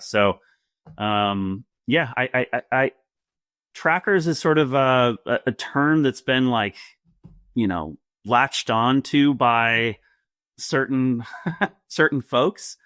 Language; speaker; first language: English; native; English